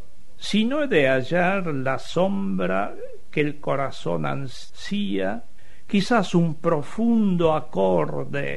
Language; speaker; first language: Spanish; native; Spanish